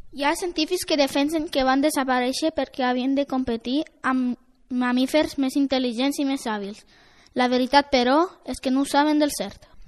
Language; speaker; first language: Catalan; early bilingual, other home language; Romanian